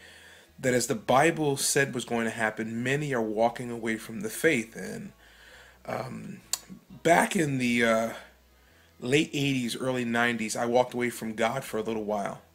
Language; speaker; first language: English; native; English